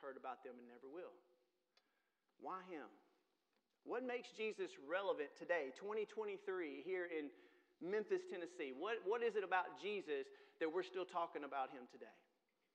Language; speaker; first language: English; native; English